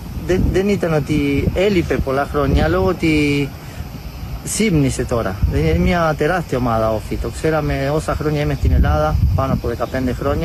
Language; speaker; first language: Greek; non-native, fluent; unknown